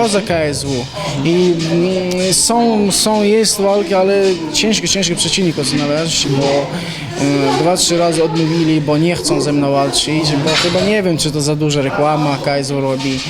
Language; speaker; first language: Polish; non-native, learner; Chechen